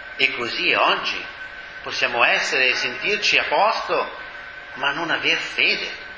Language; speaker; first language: Italian; native; Italian